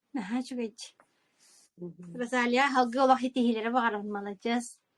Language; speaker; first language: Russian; non-native, local second language; Yakut